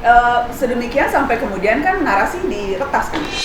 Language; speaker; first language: Indonesian; native; Indonesian